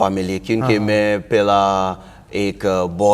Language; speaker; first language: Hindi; non-native, learner; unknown